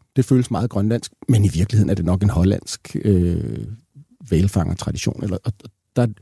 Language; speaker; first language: Danish; native; Danish